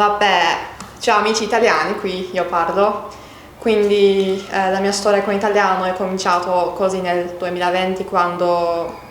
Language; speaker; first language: Italian; non-native, learner; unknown